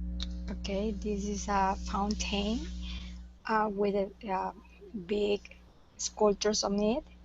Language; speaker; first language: English; non-native, learner; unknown